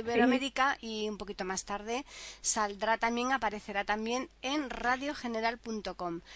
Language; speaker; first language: Spanish; native; Spanish